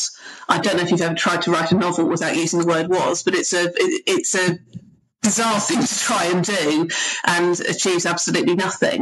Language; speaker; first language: English; native; English